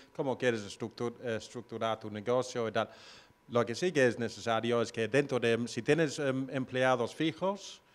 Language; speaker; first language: Spanish; non-native, fluent; English